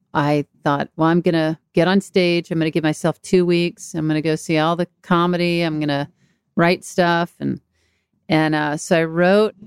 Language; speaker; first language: English; native; English